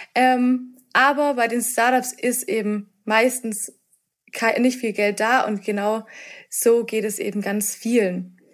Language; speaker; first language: German; native; German